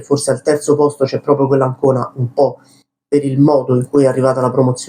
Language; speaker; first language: Italian; native; Italian